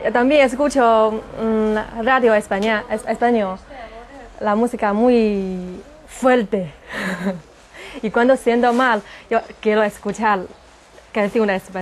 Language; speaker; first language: Spanish; non-native, learner; Chinese